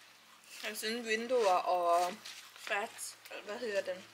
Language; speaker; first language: Danish; non-native, learner; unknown